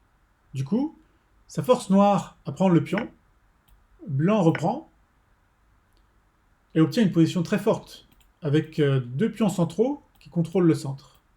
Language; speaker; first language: French; native; French